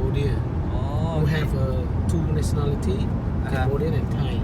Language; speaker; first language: English; non-native, learner; Khmer